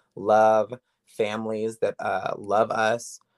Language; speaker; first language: English; native; English